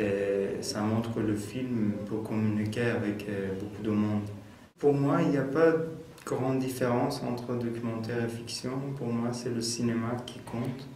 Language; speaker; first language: French; non-native, fluent; Persian